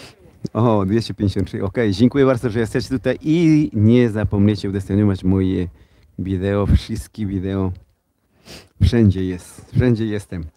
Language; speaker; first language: Polish; non-native, learner; Spanish